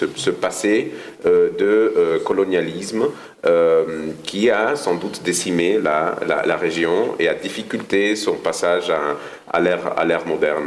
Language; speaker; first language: French; non-native, fluent; Spanish